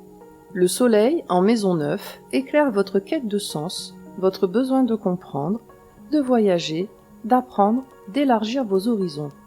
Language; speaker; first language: French; native; French